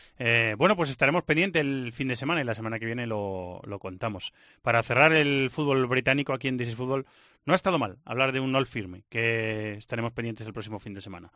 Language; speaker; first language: Spanish; native; Spanish